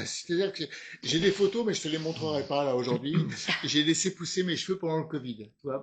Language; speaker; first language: French; native; French